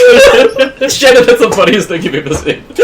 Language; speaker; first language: English; native; English